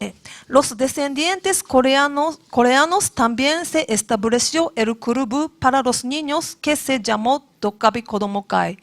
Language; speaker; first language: Spanish; non-native, learner; Japanese